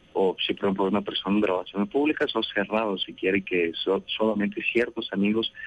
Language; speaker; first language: Spanish; non-native, fluent; Russian